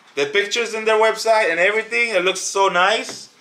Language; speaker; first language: English; native; English